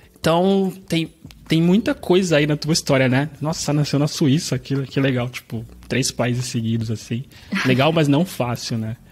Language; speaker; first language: Portuguese; native; Portuguese